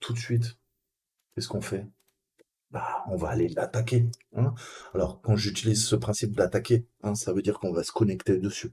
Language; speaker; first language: French; native; French